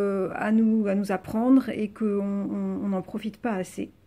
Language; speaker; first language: French; native; French